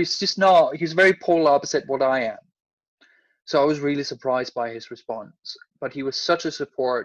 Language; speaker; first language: English; non-native, fluent; Danish